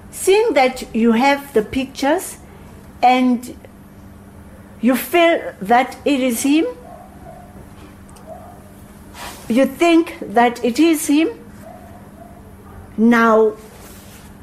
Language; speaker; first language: English; non-native, local second language; Zulu